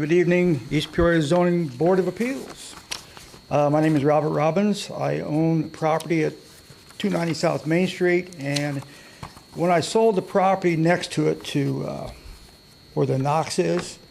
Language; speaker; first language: English; native; English